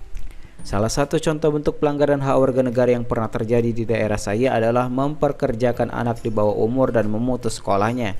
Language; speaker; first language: Indonesian; native; Indonesian